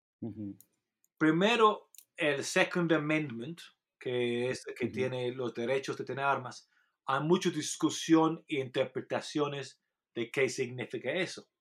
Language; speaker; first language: Spanish; non-native, fluent; English